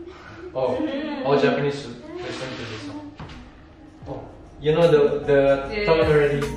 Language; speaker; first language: English; non-native, fluent; Indonesian